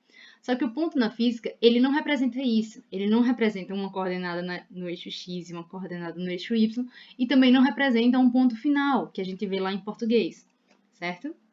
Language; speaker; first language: Portuguese; native; Portuguese